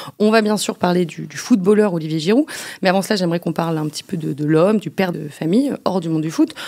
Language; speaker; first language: French; native; French